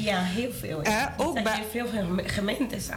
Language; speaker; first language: Dutch; non-native, learner; Spanish